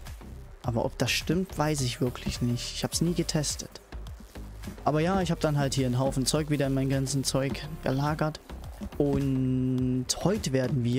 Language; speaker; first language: German; native; German